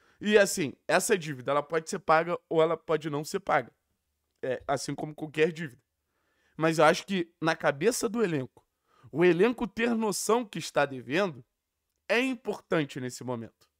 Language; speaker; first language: Portuguese; native; Portuguese